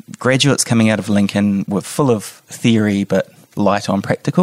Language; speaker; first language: English; native; English